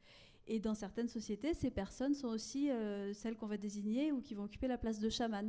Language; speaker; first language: French; native; French